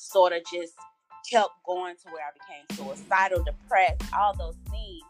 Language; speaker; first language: English; native; English